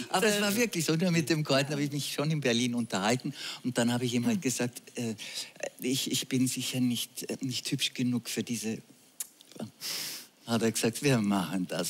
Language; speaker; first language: German; native; German